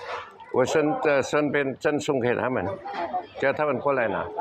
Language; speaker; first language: Chinese; early bilingual, heritage; Chinese